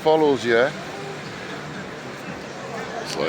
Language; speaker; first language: English; native; English